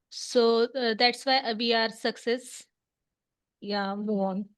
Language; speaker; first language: English; non-native, learner; Hindi